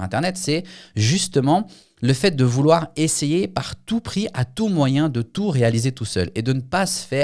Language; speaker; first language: French; native; French